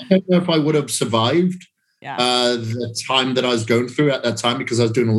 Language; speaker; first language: English; native; English